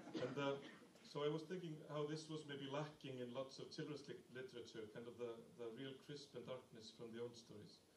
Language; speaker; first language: English; non-native, fluent; Icelandic